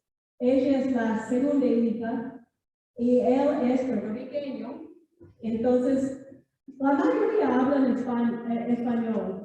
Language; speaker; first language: Spanish; non-native, fluent; English